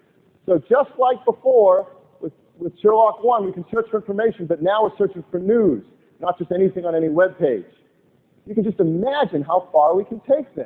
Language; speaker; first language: English; native; English